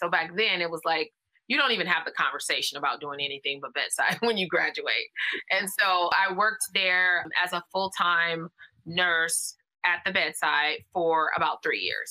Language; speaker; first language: English; native; English